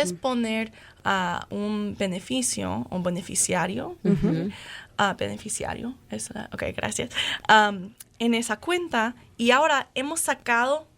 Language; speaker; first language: Spanish; non-native, fluent; English